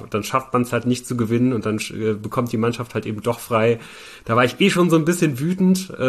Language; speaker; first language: German; native; German